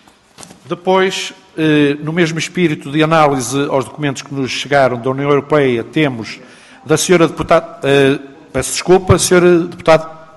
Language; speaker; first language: Portuguese; native; Portuguese